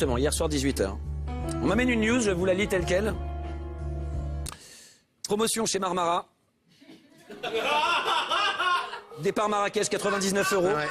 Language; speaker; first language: French; native; French